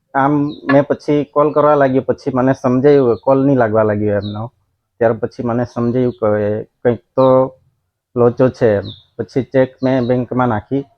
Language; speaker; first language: Gujarati; non-native, local second language; Gamit